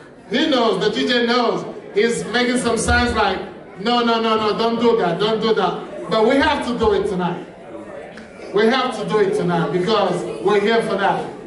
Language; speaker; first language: English; non-native, local second language; French